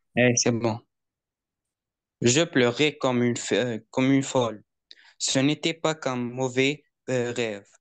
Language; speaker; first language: French; non-native, learner; Arabic